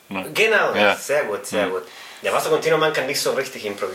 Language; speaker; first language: German; non-native, fluent; Spanish